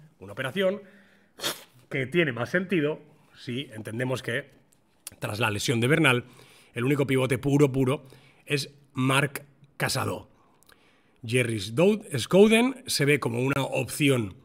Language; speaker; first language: Spanish; native; Spanish